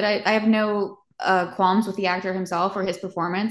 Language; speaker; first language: English; native; English